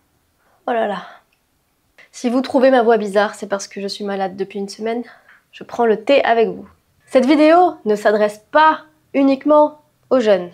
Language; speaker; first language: French; native; French